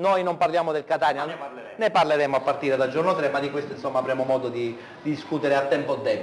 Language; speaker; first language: Italian; native; Italian